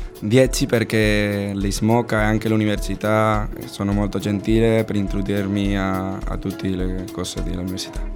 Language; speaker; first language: Italian; non-native, learner; Spanish